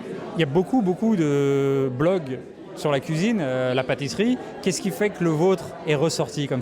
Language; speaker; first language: French; native; French